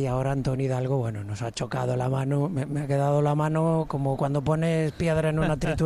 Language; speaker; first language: Spanish; native; Spanish